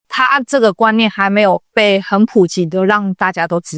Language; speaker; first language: Chinese; native; Chinese